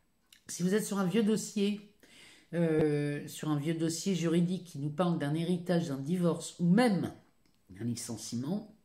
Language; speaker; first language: French; native; French